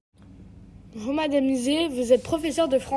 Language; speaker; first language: French; native; French